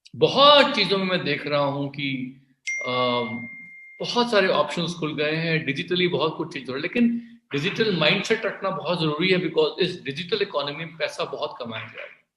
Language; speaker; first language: Hindi; native; Hindi